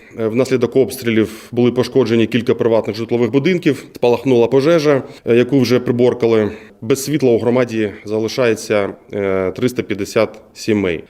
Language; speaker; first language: Ukrainian; native; Ukrainian